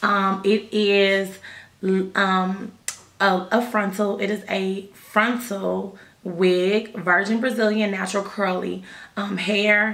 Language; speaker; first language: English; native; English